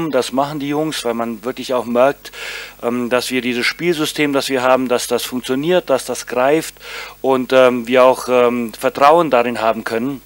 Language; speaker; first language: German; native; German